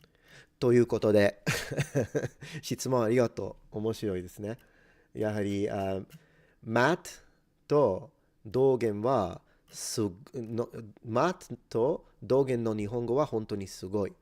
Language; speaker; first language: Japanese; non-native, fluent; English